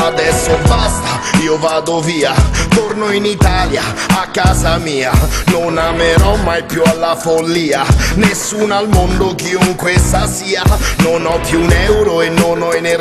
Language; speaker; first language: Italian; non-native, fluent; Russian